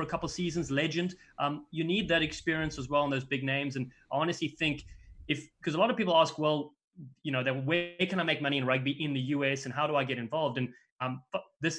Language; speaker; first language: English; native; English